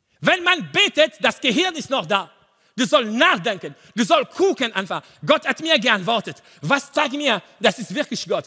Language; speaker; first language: German; non-native, learner; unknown